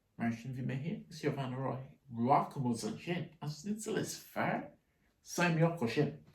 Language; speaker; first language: Irish; native; Irish